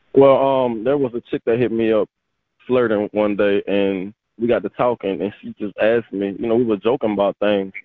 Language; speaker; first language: English; native; English